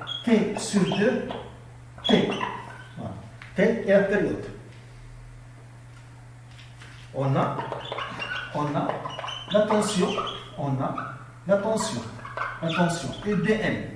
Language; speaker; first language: French; non-native, local second language; Arabic